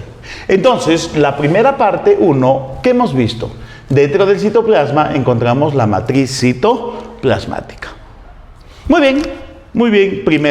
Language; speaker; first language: Spanish; native; Spanish